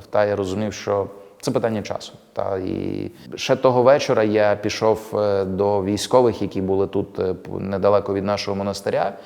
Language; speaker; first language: Ukrainian; native; Ukrainian